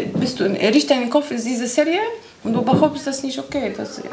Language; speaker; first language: German; non-native, learner; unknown